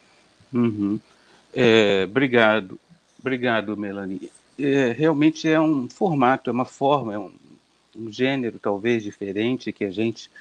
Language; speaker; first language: Portuguese; native; Portuguese